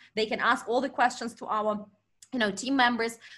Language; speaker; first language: English; non-native, fluent; Russian